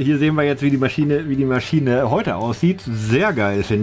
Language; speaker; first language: German; native; German